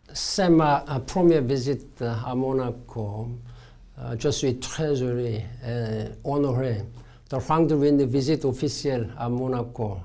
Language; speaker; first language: French; non-native, learner; Korean